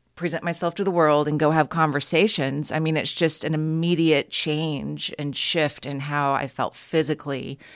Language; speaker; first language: English; native; English